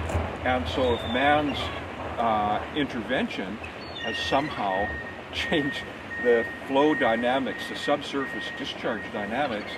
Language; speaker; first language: English; native; English